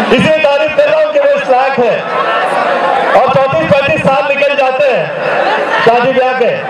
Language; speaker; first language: Hindi; native; Hindi